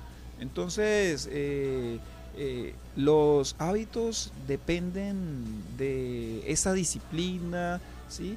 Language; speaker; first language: Spanish; native; Spanish